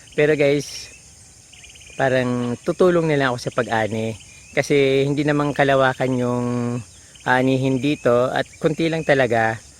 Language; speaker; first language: Filipino; non-native, local second language; Bikol